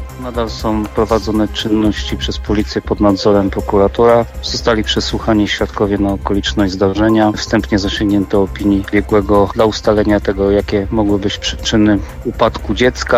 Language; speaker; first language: Polish; native; Polish